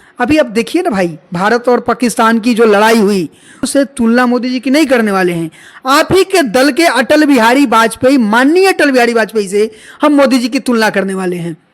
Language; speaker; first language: Hindi; native; Hindi